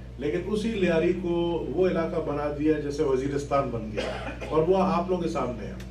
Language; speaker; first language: Urdu; non-native, local second language; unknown